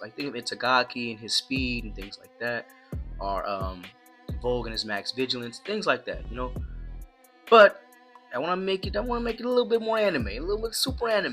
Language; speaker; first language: English; native; English